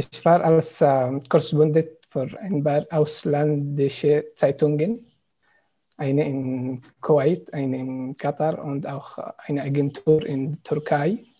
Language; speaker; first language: German; non-native, learner; Arabic